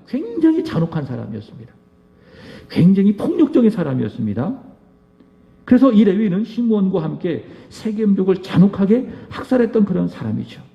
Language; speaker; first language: Korean; native; Korean